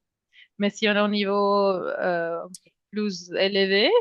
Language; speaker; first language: French; non-native, fluent; Spanish